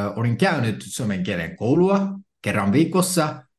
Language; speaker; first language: Finnish; non-native, fluent; Japanese